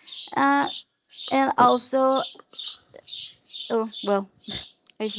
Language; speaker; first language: English; non-native, learner; Spanish